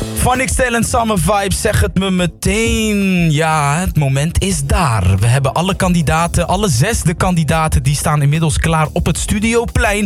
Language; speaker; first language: Dutch; native; Dutch